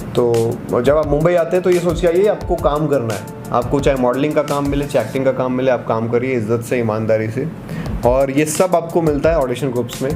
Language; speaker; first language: Hindi; native; Hindi